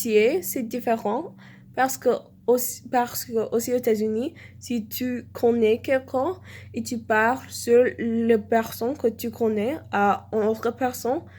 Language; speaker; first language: French; non-native, learner; English